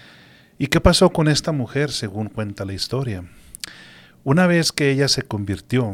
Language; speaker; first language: Spanish; native; Spanish